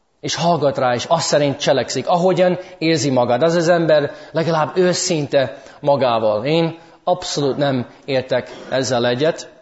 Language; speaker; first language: Hungarian; early bilingual, heritage; English